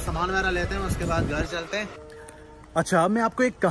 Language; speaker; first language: Hindi; native; Hindi